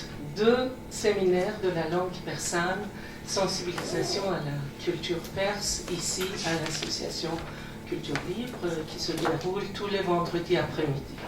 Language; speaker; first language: French; non-native, fluent; Persian